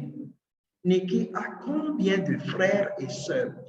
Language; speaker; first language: French; non-native, fluent; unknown